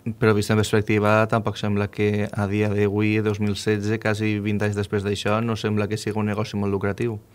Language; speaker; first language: Catalan; native; Catalan